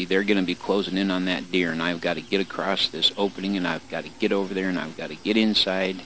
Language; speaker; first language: English; native; English